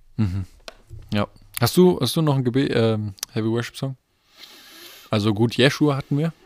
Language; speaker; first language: German; native; German